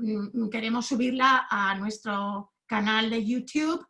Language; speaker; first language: Spanish; native; Spanish